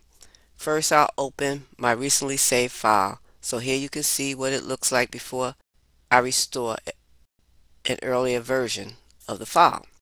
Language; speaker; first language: English; native; English